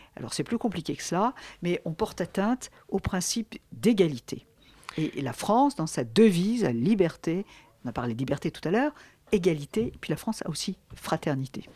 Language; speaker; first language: French; native; French